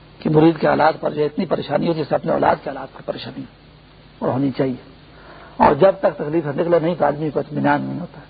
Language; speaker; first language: Urdu; non-native, local second language; Pashto